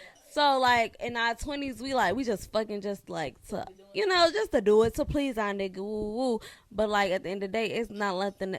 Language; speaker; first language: English; native; English